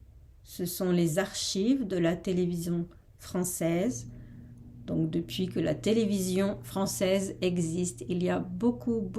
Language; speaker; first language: French; non-native, fluent; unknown